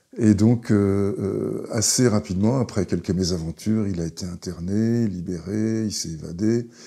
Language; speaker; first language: French; early bilingual, other home language; Hebrew